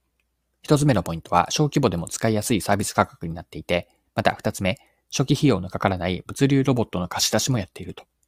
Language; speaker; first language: Japanese; native; Japanese